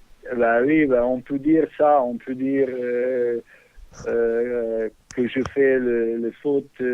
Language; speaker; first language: French; non-native, fluent; Bosnian